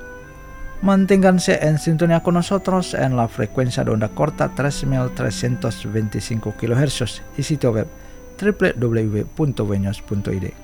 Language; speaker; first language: Spanish; non-native, fluent; Indonesian